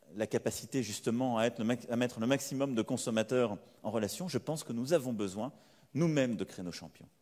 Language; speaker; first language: French; native; French